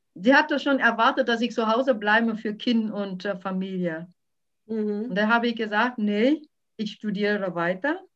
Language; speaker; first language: German; non-native, fluent; Vietnamese